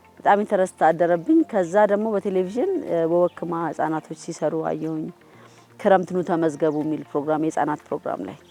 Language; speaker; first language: Amharic; native; Amharic